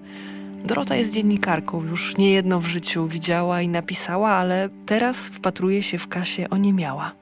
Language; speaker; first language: Polish; native; Polish